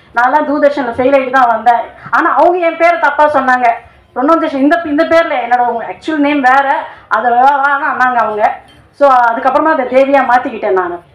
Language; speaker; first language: Tamil; non-native, local second language; Telugu